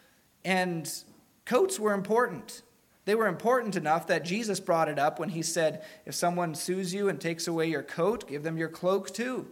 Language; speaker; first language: English; native; English